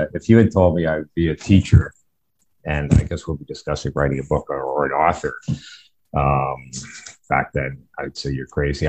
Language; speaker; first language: English; native; English